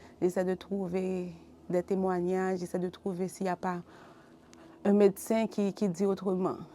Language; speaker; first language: French; non-native, local second language; Haitian Creole